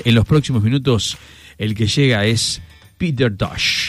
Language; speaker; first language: Spanish; native; Spanish